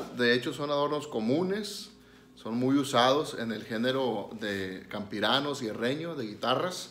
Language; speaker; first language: Spanish; native; Spanish